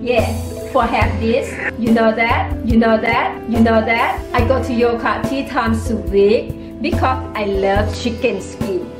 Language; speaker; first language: English; non-native, learner; Thai